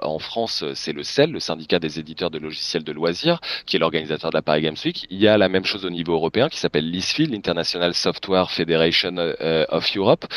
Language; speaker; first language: French; native; French